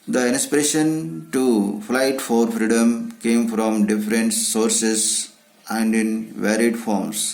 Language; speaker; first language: English; non-native, local second language; Kannada